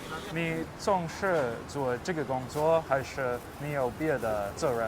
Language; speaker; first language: Chinese; non-native, learner; English